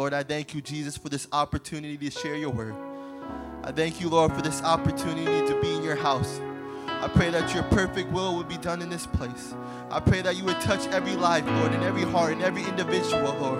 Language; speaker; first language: English; native; English